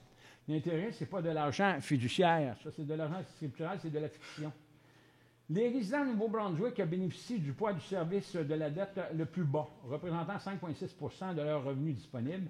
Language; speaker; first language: French; native; French